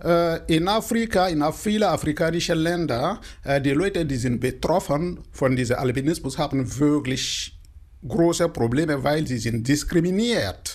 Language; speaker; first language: German; non-native, learner; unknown